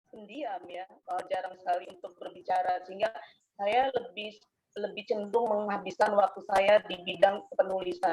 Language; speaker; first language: Indonesian; native; Indonesian